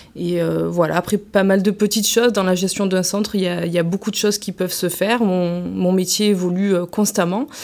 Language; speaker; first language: French; native; French